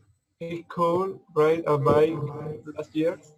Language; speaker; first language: English; non-native, learner; Spanish